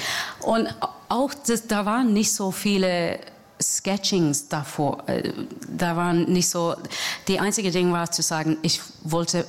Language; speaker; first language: German; non-native, fluent; English